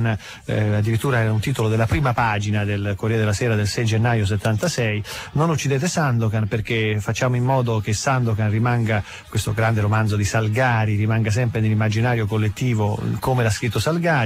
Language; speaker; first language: Italian; native; Italian